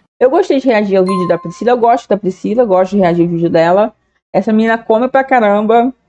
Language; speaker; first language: Portuguese; native; Portuguese